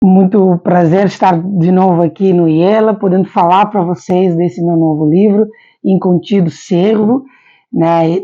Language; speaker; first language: Portuguese; non-native, local second language; Kabuverdianu